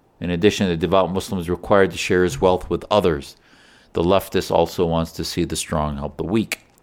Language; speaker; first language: English; native; English